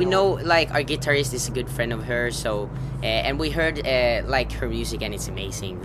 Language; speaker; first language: English; non-native, fluent; Norwegian